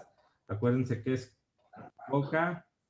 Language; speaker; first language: Spanish; native; Spanish